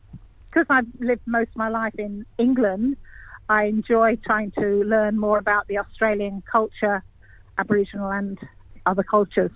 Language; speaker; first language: English; native; English